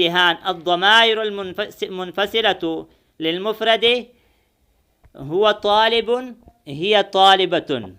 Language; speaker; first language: Arabic; non-native, fluent; Urdu